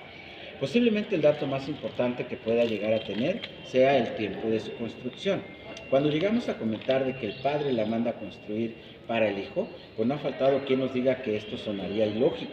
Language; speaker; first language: Spanish; native; Spanish